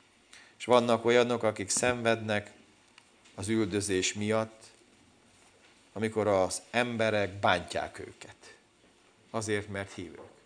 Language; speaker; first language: Hungarian; native; Hungarian